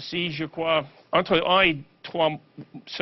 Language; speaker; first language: French; non-native, fluent; English